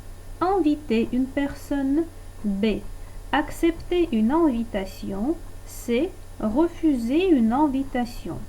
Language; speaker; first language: French; non-native, fluent; Russian